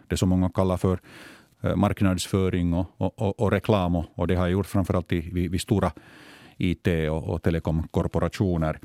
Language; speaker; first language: Swedish; native; Swedish